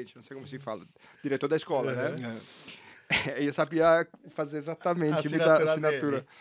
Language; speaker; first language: Portuguese; non-native, fluent; Italian